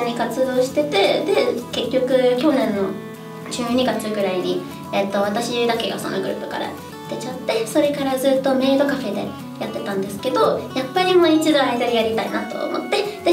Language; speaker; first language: Japanese; non-native, fluent; English